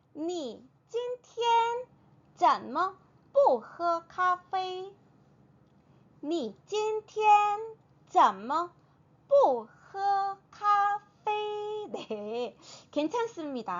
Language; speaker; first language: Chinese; non-native, fluent; Korean